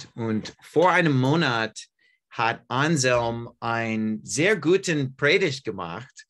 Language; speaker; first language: German; non-native, learner; English